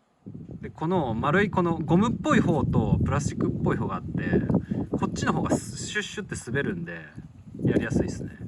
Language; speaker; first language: Japanese; native; Japanese